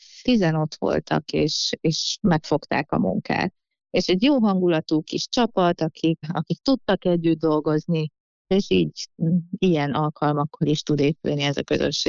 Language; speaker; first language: Hungarian; native; Hungarian